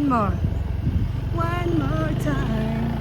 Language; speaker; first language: English; non-native, learner; French